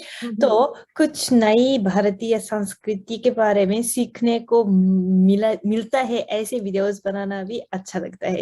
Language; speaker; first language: Hindi; non-native, fluent; Japanese